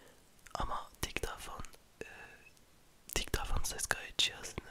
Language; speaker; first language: Turkish; early bilingual, heritage; French